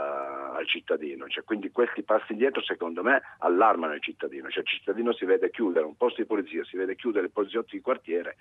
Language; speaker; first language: Italian; native; Italian